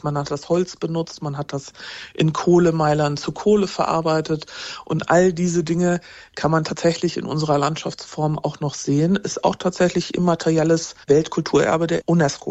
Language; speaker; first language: German; native; German